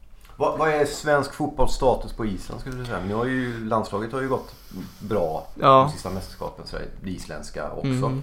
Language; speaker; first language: Swedish; native; Swedish